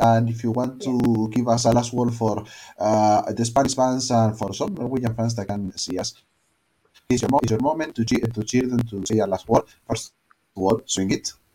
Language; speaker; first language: English; non-native, learner; Spanish